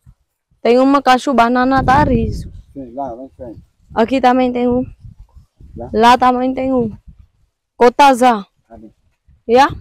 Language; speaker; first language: Portuguese; non-native, learner; Vietnamese